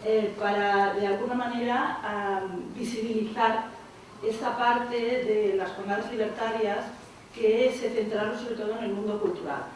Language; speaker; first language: Catalan; native; Catalan